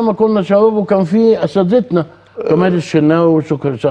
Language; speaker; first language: Arabic; native; Arabic